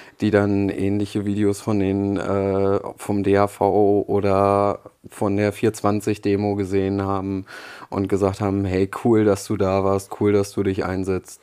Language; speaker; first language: German; early bilingual, other home language; Polish